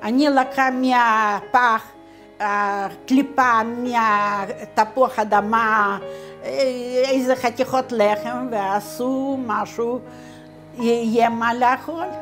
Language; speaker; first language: Hebrew; non-native, learner; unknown